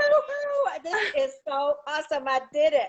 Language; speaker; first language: English; native; English